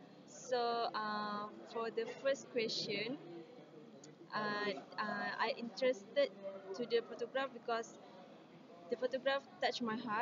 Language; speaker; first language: English; non-native, learner; Malay